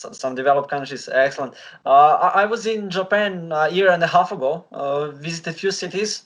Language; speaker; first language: English; non-native, fluent; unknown